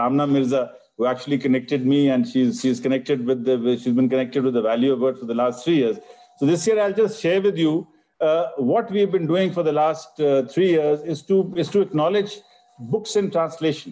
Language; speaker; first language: English; non-native, local second language; Punjabi